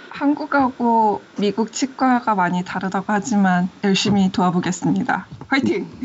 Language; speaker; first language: Korean; early bilingual, heritage; Korean